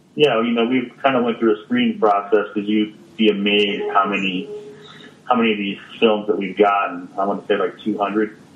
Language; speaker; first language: English; native; English